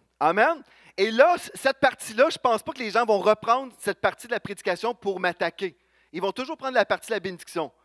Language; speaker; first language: French; native; French